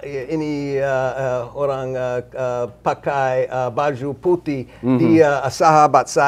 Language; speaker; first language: Indonesian; non-native, learner; English